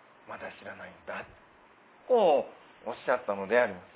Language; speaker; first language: Japanese; native; Japanese